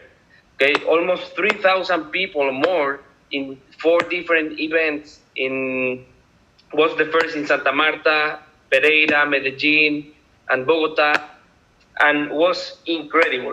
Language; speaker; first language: English; non-native, learner; Spanish